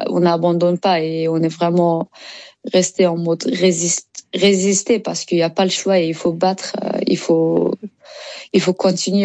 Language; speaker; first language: French; non-native, learner; Persian